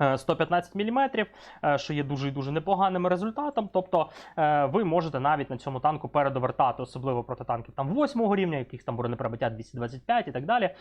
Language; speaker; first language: Ukrainian; non-native, local second language; Russian